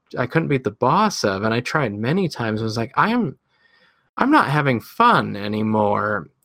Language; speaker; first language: English; native; English